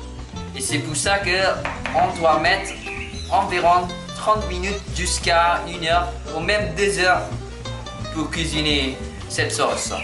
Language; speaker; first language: French; non-native, learner; Malay